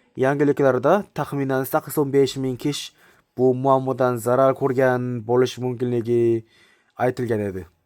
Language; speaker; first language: Uzbek; non-native, learner; Korean